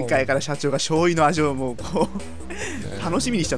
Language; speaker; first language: Japanese; native; Japanese